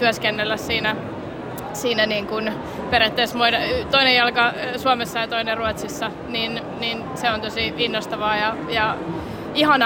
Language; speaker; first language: Finnish; native; Finnish